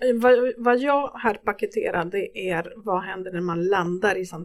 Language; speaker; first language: Swedish; non-native, fluent; Spanish